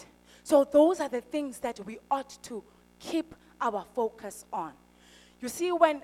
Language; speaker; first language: English; non-native, local second language; Xhosa